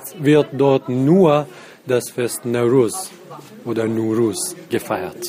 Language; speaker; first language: German; non-native, fluent; Central Kurdish